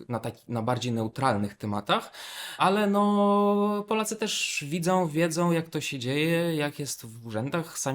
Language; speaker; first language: Polish; non-native, fluent; Belarusian